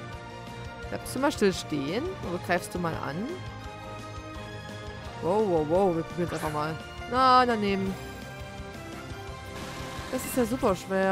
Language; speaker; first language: German; native; German